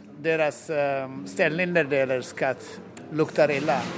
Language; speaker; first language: Norwegian; non-native, learner; English